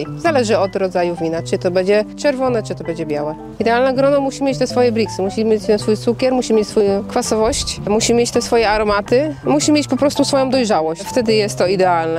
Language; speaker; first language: Polish; native; Polish